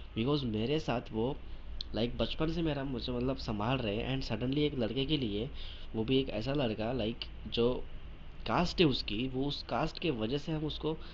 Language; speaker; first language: Hindi; non-native, local second language; Marathi